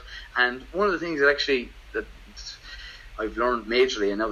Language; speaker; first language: English; native; English